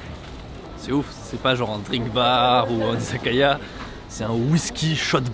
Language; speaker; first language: French; native; French